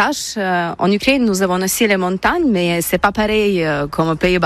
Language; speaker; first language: French; non-native, learner; Ukrainian